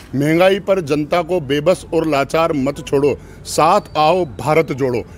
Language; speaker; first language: Hindi; native; Hindi